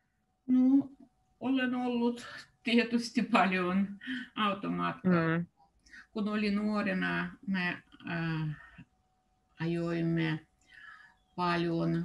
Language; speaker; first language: Finnish; non-native, learner; Russian